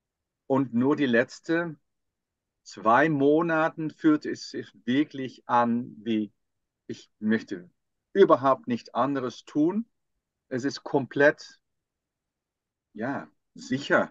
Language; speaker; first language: German; non-native, fluent; Dutch